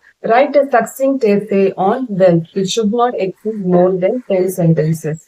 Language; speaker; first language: English; non-native, local second language; Tamil